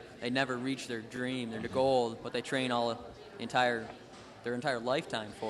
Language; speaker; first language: English; native; English